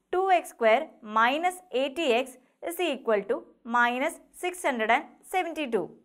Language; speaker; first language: English; non-native, local second language; Malayalam